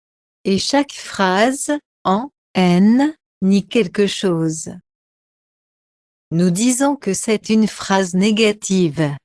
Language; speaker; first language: French; non-native, fluent; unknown